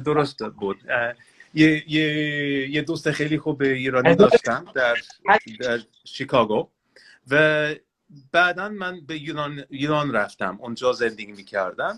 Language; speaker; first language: Persian; non-native, learner; English